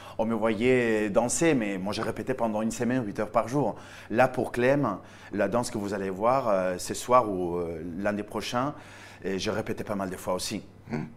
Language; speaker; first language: French; non-native, fluent; Spanish